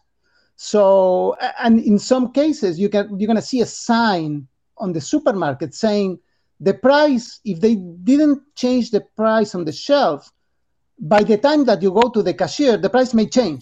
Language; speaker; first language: English; non-native, fluent; Spanish